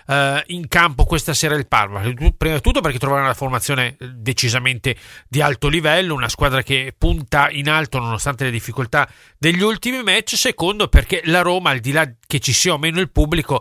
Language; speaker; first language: Italian; native; Italian